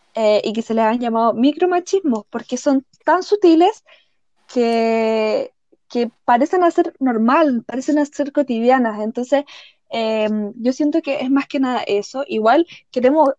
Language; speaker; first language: Spanish; native; Spanish